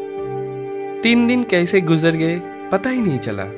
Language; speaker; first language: Hindi; non-native, local second language; Bangla